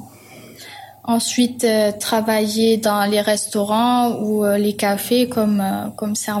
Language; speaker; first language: French; non-native, fluent; German